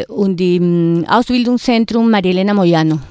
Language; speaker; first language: German; non-native, fluent; Spanish